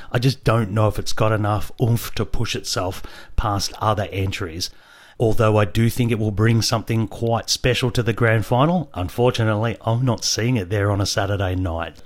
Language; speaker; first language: English; native; English